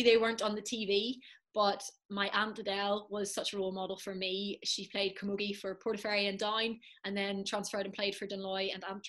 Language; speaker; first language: English; native; English